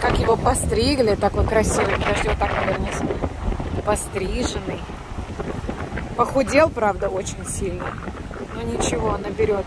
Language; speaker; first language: Russian; native; Russian